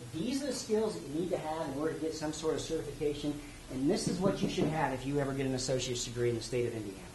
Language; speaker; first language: English; native; English